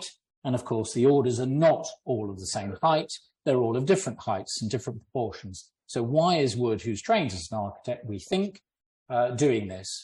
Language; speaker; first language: English; native; English